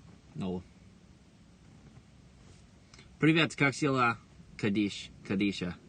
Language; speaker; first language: Russian; non-native, learner; English